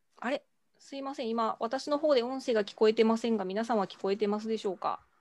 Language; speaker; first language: Japanese; native; Japanese